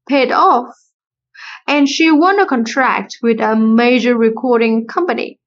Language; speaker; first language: English; non-native, fluent; Vietnamese